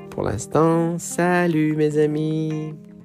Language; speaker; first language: French; non-native, fluent; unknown